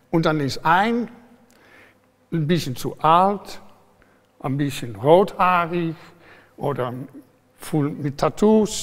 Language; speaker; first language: German; non-native, fluent; Dutch